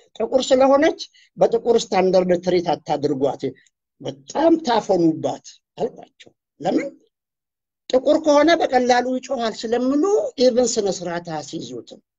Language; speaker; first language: Amharic; non-native, local second language; Oromo